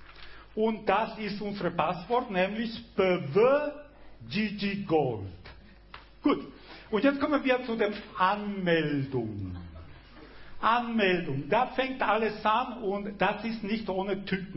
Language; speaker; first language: German; non-native, fluent; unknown